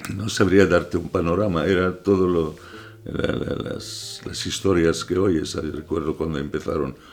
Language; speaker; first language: Spanish; non-native, fluent; Arabic